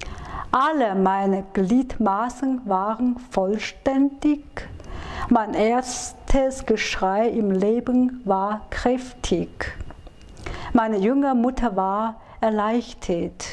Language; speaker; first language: German; non-native, fluent; Chinese